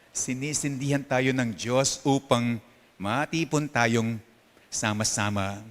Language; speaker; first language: Filipino; non-native, local second language; Pampanga